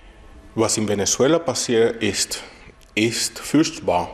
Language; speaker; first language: German; non-native, fluent; Spanish